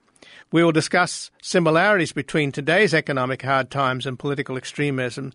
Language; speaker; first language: English; native; English